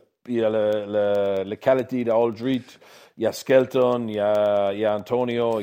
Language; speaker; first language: French; non-native, learner; English